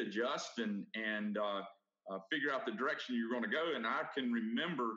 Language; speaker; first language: English; native; English